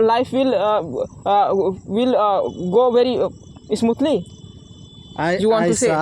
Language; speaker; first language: English; non-native, learner; Hindi